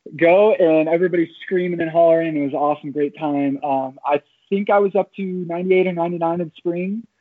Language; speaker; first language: English; native; English